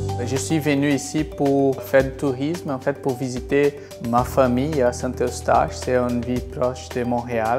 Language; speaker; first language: French; non-native, fluent; Portuguese